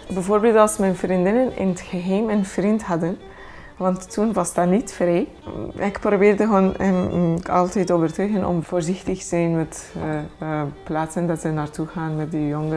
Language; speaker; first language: Dutch; non-native, fluent; Persian